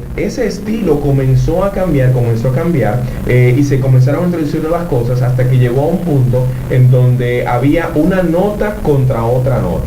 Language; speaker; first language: Spanish; native; Spanish